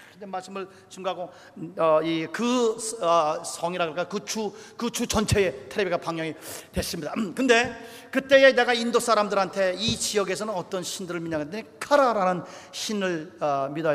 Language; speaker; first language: Korean; native; Korean